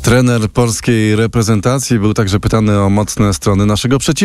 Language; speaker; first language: Polish; native; Polish